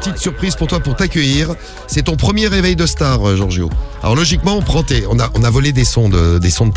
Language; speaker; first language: French; native; French